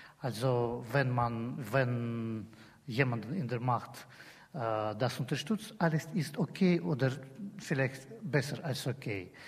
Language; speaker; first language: German; non-native, learner; Russian